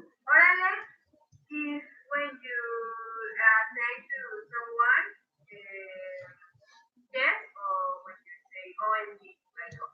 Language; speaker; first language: English; non-native, learner; Spanish